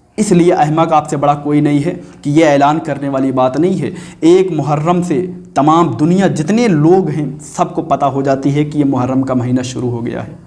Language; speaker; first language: Urdu; native; Urdu